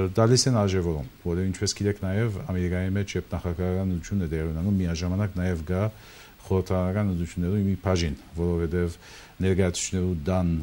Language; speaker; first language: Armenian; early bilingual, heritage; Armenian